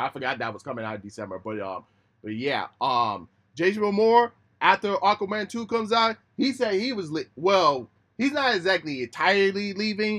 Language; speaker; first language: English; native; English